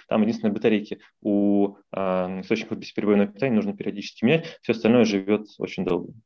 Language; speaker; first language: Russian; native; Russian